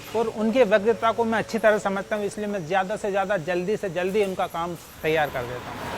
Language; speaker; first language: Hindi; non-native, local second language; Marathi